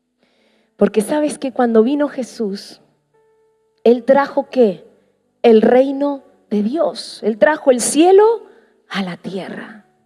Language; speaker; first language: Spanish; native; Spanish